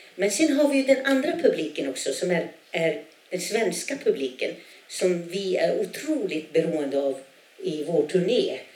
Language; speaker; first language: Swedish; non-native, local second language; Northern Sami